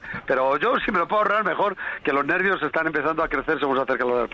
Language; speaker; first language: Spanish; native; Spanish